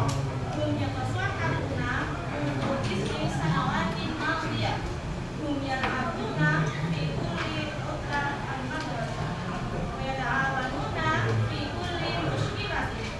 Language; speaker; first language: Arabic; non-native, fluent; Indonesian